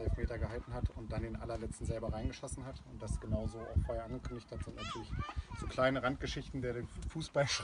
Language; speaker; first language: German; native; German